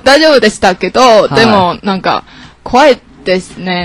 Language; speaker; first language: Japanese; non-native, learner; Chinese